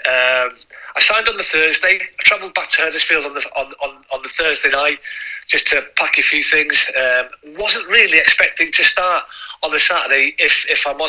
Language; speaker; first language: English; non-native, local second language; Welsh